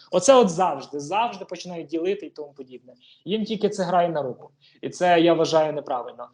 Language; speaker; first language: Ukrainian; native; Ukrainian